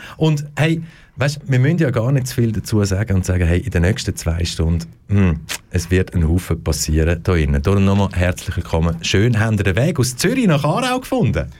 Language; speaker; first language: German; native; German